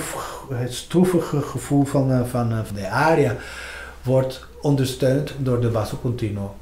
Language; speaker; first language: Dutch; non-native, fluent; Spanish